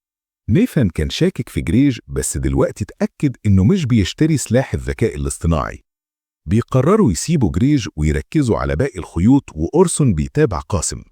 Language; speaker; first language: Arabic; native; Arabic